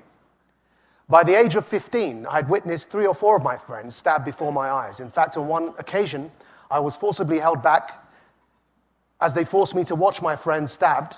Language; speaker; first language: English; native; English